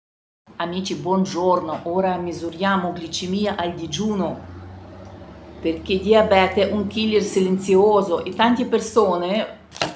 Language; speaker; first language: Italian; non-native, fluent; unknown